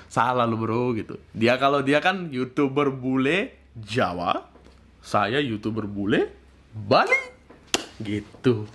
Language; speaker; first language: Indonesian; early bilingual, other home language; Russian